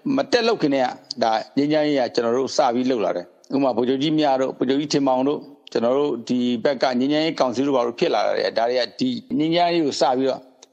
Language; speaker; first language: Burmese; non-native, local second language; S'gaw Karen